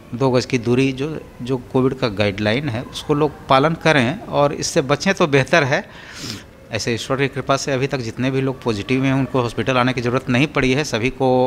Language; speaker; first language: Hindi; native; Hindi